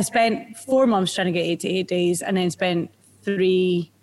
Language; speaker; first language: English; native; English